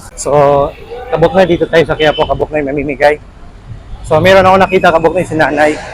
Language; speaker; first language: Filipino; native; Filipino